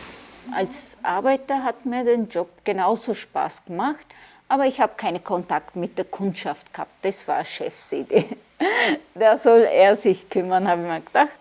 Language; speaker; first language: German; early bilingual, other home language; Turkish